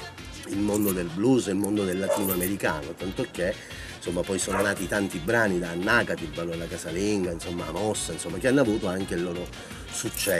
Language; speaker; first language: Italian; native; Italian